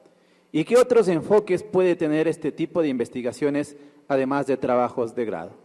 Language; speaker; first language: Spanish; native; Spanish